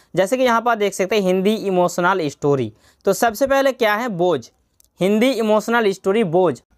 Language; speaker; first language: Hindi; non-native, local second language; Bangla